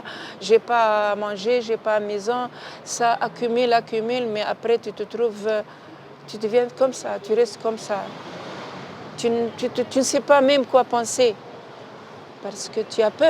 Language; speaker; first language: French; non-native, local second language; Arabic